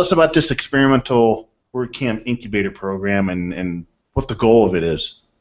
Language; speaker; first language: English; native; English